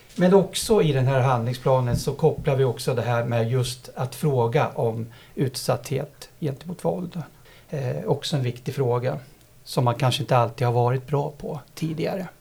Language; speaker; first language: Swedish; native; Swedish